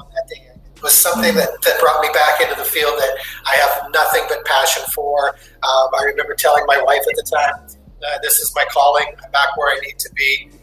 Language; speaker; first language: English; native; English